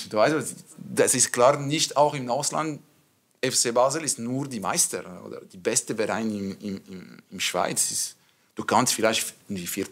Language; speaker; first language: German; non-native, learner; French